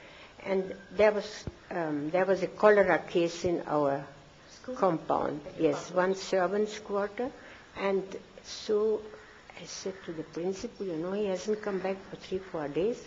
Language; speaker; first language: English; non-native, fluent; German